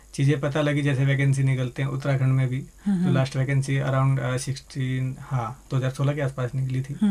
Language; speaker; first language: Hindi; native; Hindi